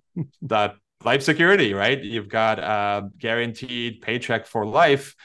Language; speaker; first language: English; non-native, fluent; Turkish